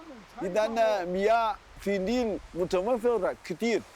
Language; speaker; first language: Arabic; non-native, fluent; Chinese